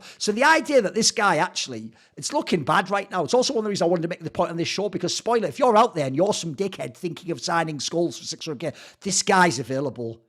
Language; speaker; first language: English; native; English